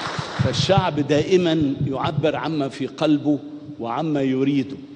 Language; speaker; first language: Arabic; native; Arabic